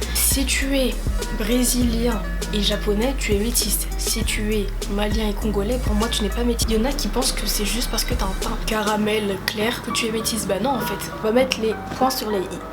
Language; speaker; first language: French; native; French